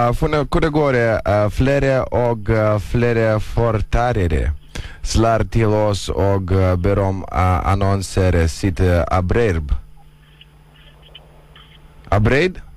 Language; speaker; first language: Norwegian; non-native, learner; Lithuanian